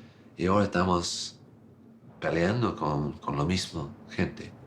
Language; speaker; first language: Spanish; non-native, fluent; English